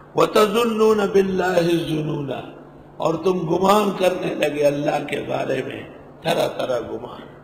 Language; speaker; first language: Urdu; non-native, local second language; Pashto